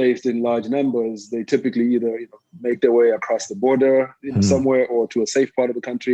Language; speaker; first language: English; non-native, local second language; Shona